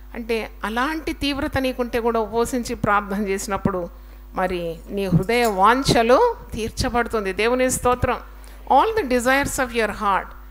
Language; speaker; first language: Telugu; native; Telugu